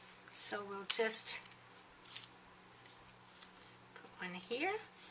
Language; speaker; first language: English; native; English